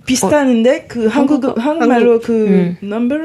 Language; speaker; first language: Korean; non-native, learner; French